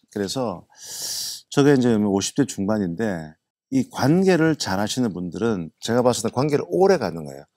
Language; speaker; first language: Korean; native; Korean